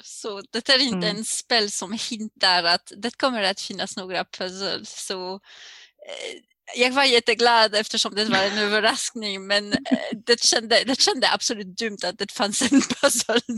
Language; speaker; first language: Swedish; non-native, learner; French